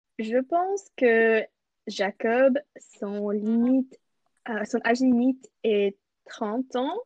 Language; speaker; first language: French; non-native, learner; English